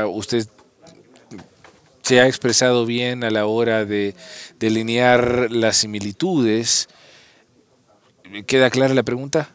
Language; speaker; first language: Spanish; non-native, fluent; English